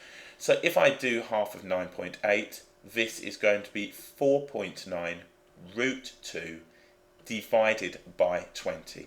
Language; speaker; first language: English; native; English